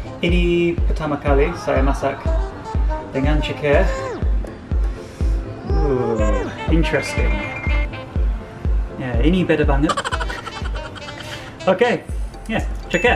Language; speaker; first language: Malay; non-native, learner; English